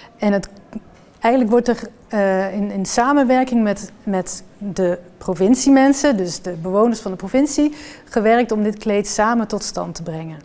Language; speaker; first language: Dutch; native; Dutch